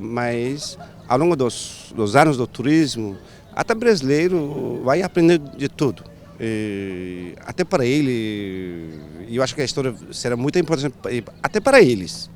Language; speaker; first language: Portuguese; non-native, fluent; Turkish